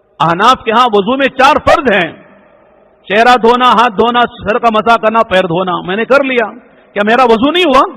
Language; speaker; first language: Urdu; native; Urdu